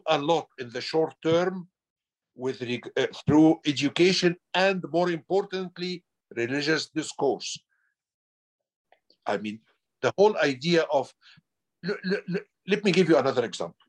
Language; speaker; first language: English; non-native, fluent; Arabic